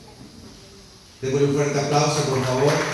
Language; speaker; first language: Spanish; native; Spanish